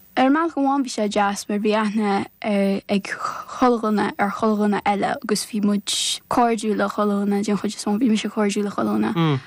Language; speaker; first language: Irish; native; Irish